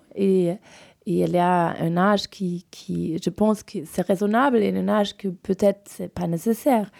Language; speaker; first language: French; non-native, fluent; German